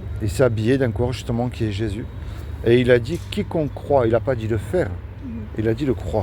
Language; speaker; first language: French; native; French